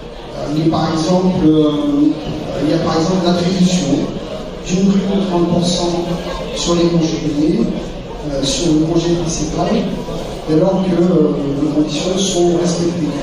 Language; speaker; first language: French; native; French